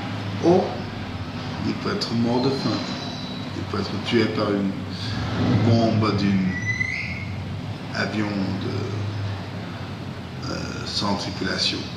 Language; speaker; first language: French; non-native, fluent; Spanish